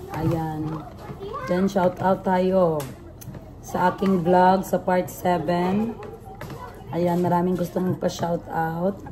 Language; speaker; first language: Filipino; non-native, local second language; Cebuano